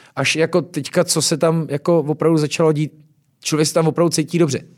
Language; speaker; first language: Czech; native; Czech